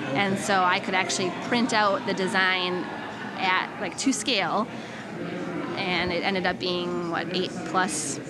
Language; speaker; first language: English; native; English